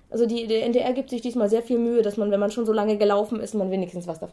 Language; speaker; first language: German; native; German